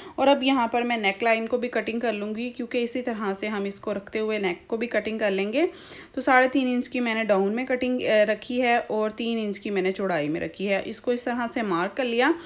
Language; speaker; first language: Urdu; native; Urdu